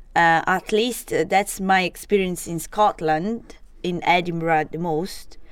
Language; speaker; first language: English; non-native, fluent; Italian